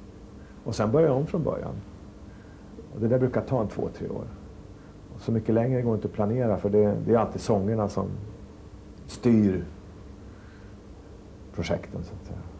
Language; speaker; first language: Swedish; native; Swedish